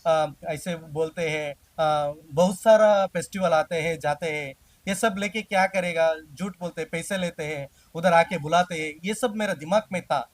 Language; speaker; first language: Hindi; non-native, local second language; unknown